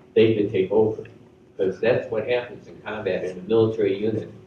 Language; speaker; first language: English; native; English